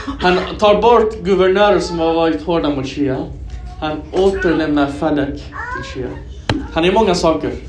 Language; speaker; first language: Swedish; early bilingual, other home language; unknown